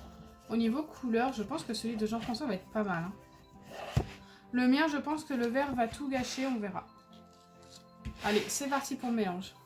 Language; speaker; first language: French; native; French